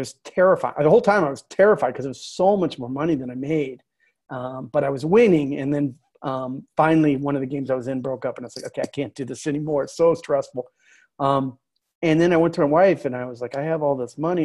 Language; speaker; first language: English; native; English